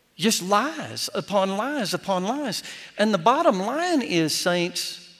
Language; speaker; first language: English; native; English